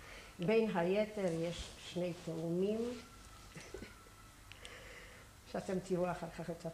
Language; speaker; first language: Hebrew; non-native, fluent; Polish